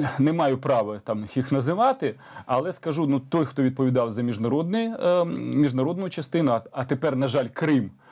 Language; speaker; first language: Ukrainian; native; Ukrainian